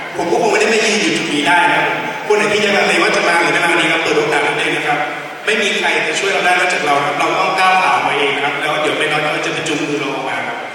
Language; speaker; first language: Thai; native; Thai